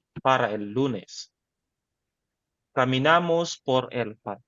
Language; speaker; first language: Spanish; non-native, learner; Filipino